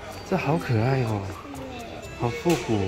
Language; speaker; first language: Chinese; native; Chinese